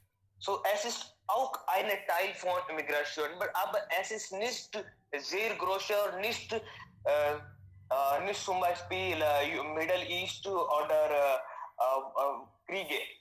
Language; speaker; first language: German; non-native, learner; Hindi